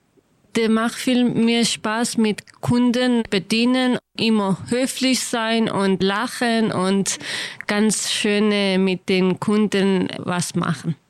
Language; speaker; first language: German; non-native, learner; Kurdish